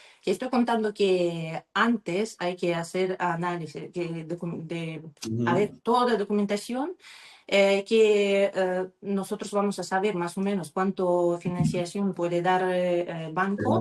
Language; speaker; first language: Spanish; non-native, learner; Russian